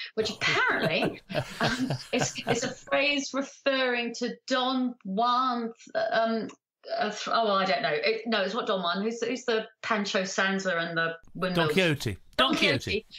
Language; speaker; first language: English; native; English